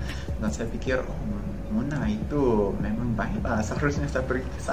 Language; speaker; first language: Indonesian; non-native, fluent; English